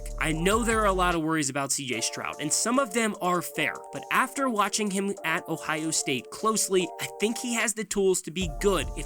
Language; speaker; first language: English; native; English